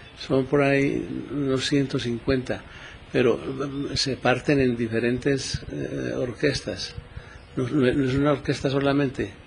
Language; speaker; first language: Spanish; native; Spanish